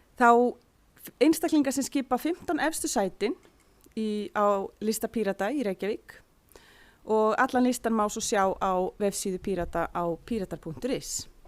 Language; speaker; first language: Icelandic; native; Icelandic